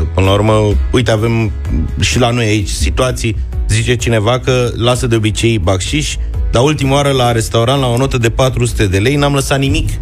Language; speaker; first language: Romanian; native; Romanian